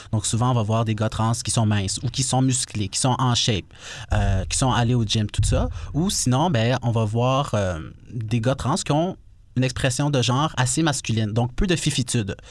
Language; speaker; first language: French; native; French